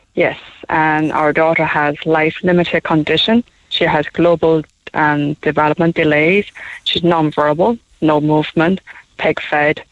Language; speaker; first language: English; non-native, fluent; Chinese